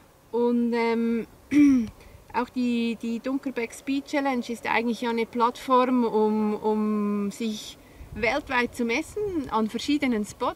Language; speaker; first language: German; native; German